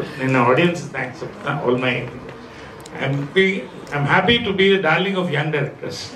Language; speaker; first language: Telugu; native; Telugu